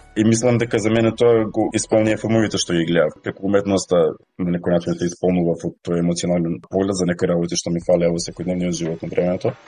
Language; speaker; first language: Macedonian; native; Macedonian